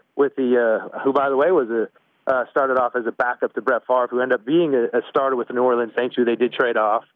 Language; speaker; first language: English; native; English